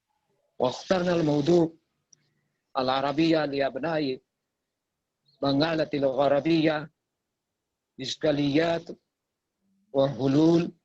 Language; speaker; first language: Arabic; non-native, fluent; Bangla